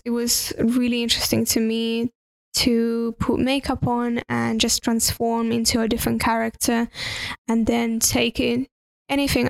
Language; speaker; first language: English; non-native, fluent; Russian